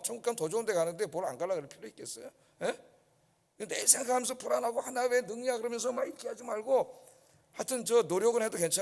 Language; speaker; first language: Korean; native; Korean